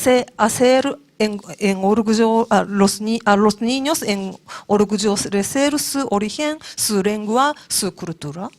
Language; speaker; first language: Spanish; non-native, learner; Japanese